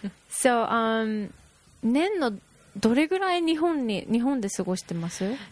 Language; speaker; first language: Japanese; native; Japanese